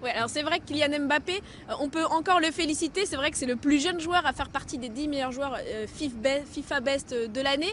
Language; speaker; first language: French; native; French